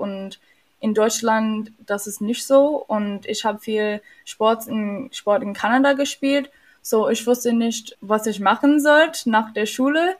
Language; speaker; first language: German; non-native, learner; English